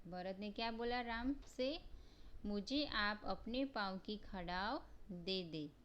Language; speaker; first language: Hindi; non-native, local second language; Gujarati